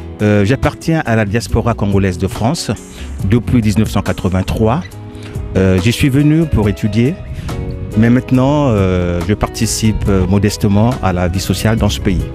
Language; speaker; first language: French; non-native, local second language; Lingala